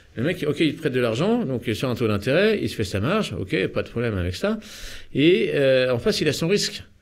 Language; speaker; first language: French; native; French